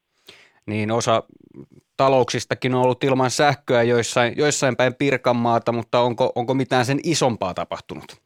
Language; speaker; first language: Finnish; native; Finnish